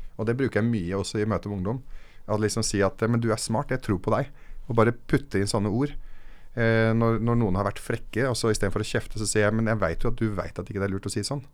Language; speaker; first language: Norwegian; early bilingual, other home language; Arabic